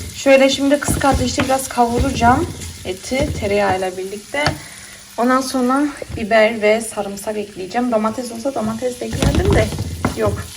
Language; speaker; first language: Turkish; early bilingual, heritage; Turkish